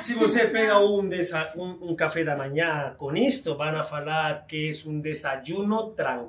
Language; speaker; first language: Portuguese; non-native, fluent; Spanish